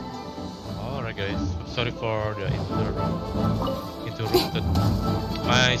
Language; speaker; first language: English; non-native, learner; Indonesian